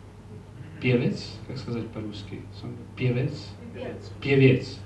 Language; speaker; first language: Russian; non-native, learner; Czech